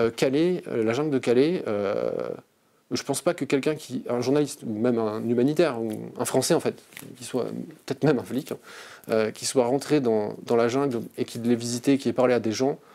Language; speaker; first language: French; native; French